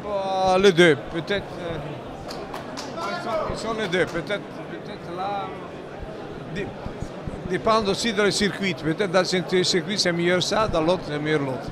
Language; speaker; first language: French; non-native, learner; Italian